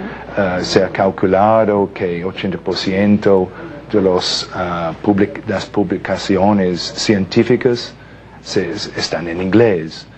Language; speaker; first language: Spanish; non-native, fluent; English